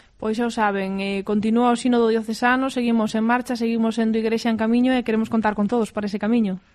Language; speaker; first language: Galician; native; Galician